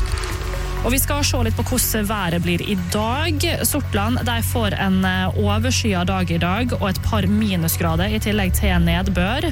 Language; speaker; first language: Norwegian; native; Norwegian